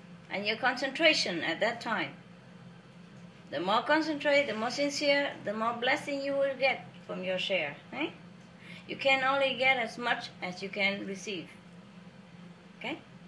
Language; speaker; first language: English; non-native, fluent; Vietnamese